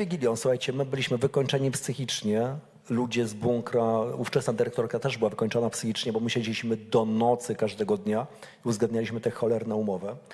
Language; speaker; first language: Polish; native; Polish